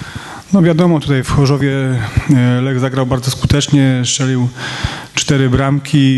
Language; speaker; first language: Polish; native; Polish